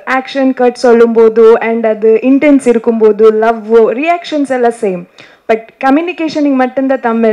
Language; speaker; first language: Tamil; non-native, learner; Kannada